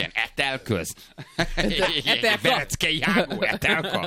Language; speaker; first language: Hungarian; native; Hungarian